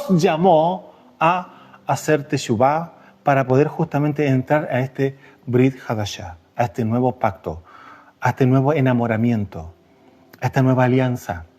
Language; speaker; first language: Spanish; native; Spanish